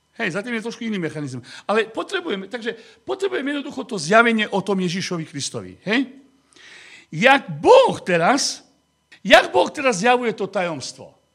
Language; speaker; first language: Slovak; non-native, local second language; Hungarian